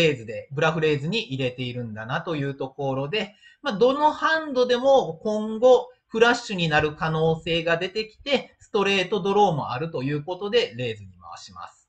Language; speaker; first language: Japanese; native; Japanese